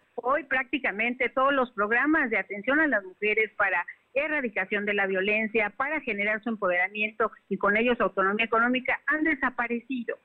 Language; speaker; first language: Spanish; native; Spanish